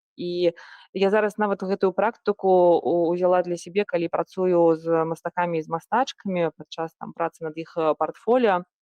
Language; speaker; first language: Belarusian; non-native, local second language; Russian